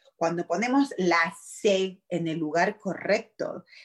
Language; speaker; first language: Spanish; native; Spanish